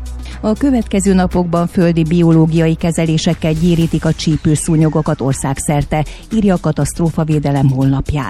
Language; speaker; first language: Hungarian; native; Hungarian